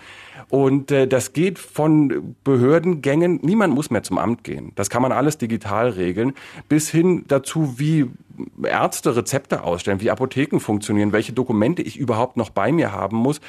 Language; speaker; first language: German; native; German